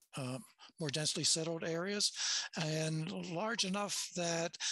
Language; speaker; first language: English; native; English